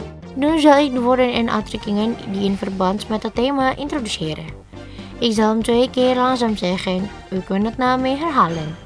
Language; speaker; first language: Dutch; non-native, learner; Indonesian